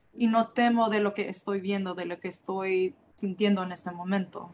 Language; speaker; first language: Spanish; early bilingual, heritage; Spanish